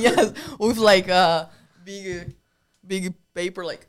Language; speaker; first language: English; non-native, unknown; Portuguese